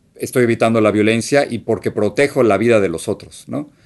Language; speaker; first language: Spanish; native; Spanish